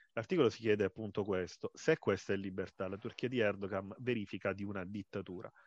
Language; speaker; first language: Italian; native; Italian